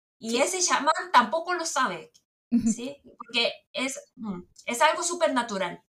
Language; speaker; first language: Spanish; non-native, fluent; Korean